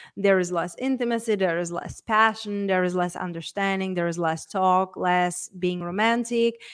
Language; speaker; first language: English; non-native, fluent; Czech